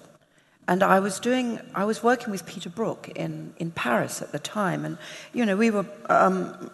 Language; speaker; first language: English; native; English